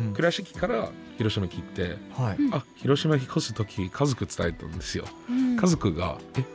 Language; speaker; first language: Japanese; non-native, fluent; English